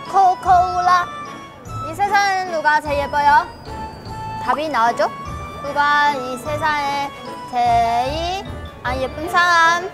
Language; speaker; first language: Korean; non-native, fluent; Chinese